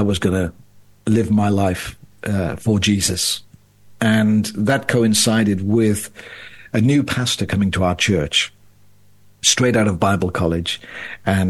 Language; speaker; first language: English; native; English